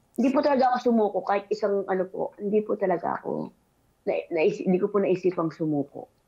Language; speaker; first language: Filipino; native; Filipino